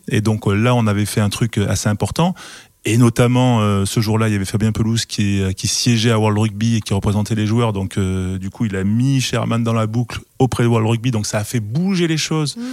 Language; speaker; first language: French; native; French